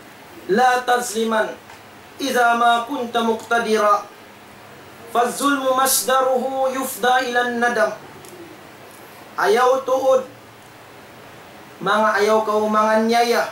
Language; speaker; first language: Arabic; non-native, fluent; Tausug